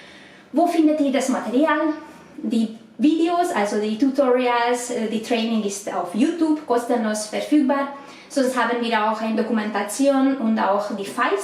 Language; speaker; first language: German; non-native, learner; Hungarian